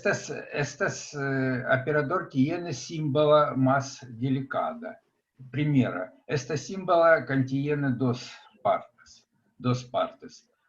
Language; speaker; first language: Spanish; non-native, fluent; Russian